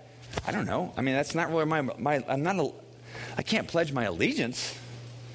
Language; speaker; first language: English; native; English